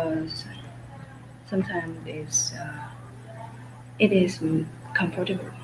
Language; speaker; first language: English; non-native, learner; Vietnamese